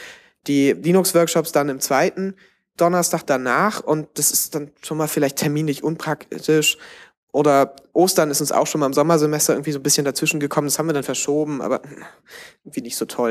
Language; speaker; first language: German; native; German